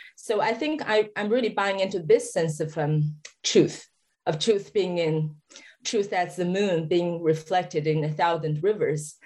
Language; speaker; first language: English; non-native, fluent; Chinese